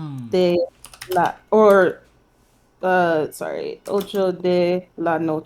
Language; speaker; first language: Spanish; non-native, learner; English